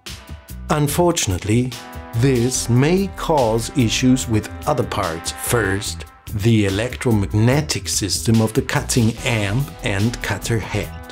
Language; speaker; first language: English; non-native, fluent; German